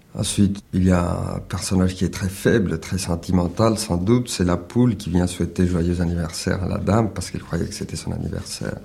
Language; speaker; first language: French; early bilingual, other home language; Spanish